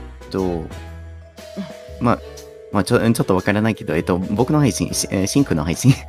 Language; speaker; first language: Japanese; non-native, learner; English